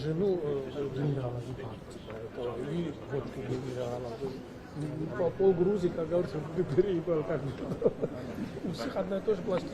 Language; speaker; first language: Russian; non-native, local second language; Georgian